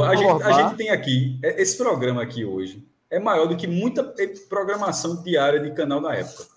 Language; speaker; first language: Portuguese; native; Portuguese